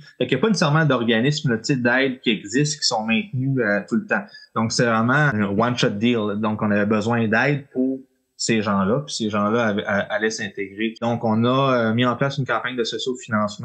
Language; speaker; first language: French; native; French